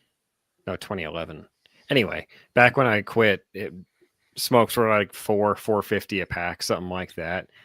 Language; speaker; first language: English; native; English